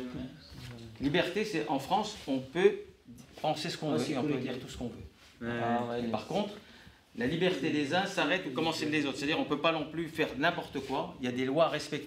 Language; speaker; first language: French; native; French